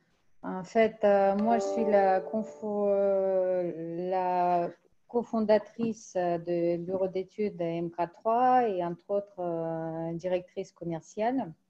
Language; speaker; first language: French; non-native, fluent; Russian